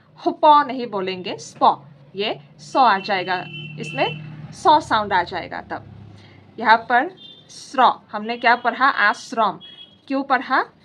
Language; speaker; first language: Hindi; non-native, local second language; Assamese